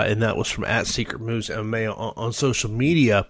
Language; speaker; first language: English; native; English